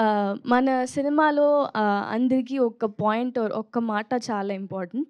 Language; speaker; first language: Telugu; non-native, learner; Tamil